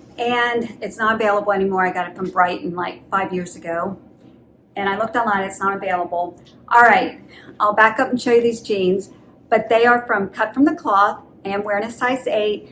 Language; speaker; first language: English; native; English